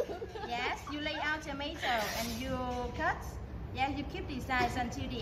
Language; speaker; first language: English; non-native, learner; Vietnamese